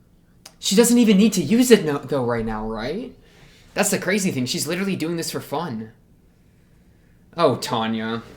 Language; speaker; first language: English; native; English